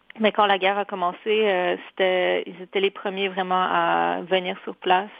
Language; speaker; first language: French; early bilingual, other home language; Polish